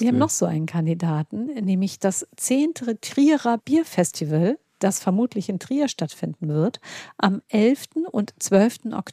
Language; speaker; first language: German; native; German